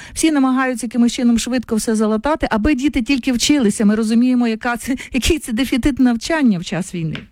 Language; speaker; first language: Ukrainian; native; Ukrainian